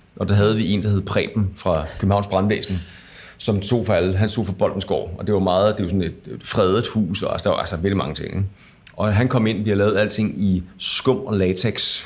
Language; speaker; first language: Danish; native; Danish